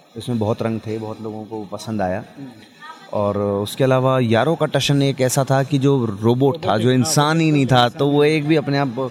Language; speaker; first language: Hindi; native; Hindi